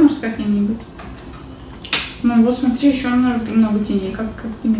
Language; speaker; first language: Russian; native; Russian